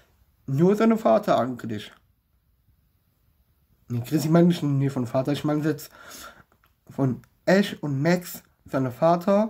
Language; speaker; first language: German; non-native, learner; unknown